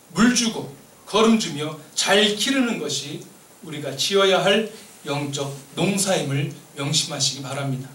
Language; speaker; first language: Korean; native; Korean